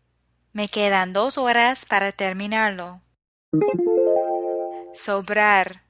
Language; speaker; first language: Spanish; non-native, fluent; English